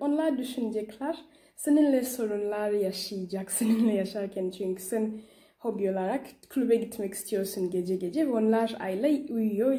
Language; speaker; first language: Turkish; non-native, learner; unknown